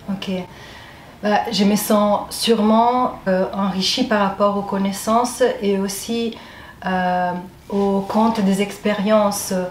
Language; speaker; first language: French; non-native, fluent; Italian